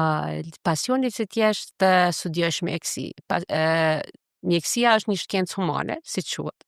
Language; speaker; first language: Albanian; native; Albanian